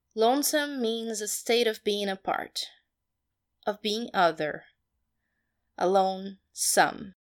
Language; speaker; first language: English; non-native, fluent; Portuguese